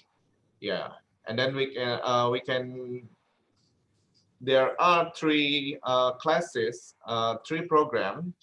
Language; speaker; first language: English; non-native, learner; Indonesian